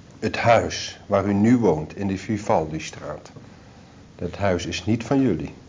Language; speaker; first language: Dutch; native; Dutch